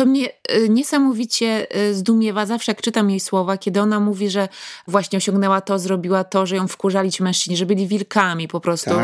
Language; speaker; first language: Polish; native; Polish